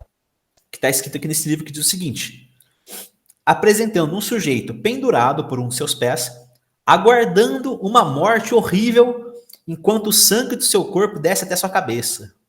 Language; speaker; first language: Portuguese; native; Portuguese